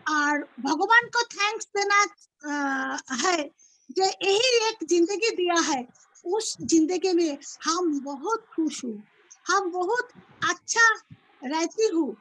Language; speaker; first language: Hindi; non-native, local second language; Bangla